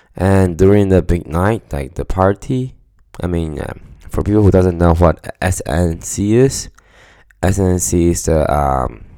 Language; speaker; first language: English; non-native, fluent; Chinese